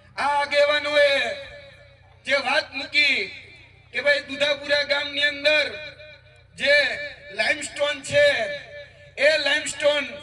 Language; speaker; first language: Gujarati; native; Gujarati